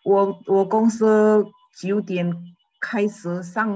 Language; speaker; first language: Chinese; non-native, learner; Indonesian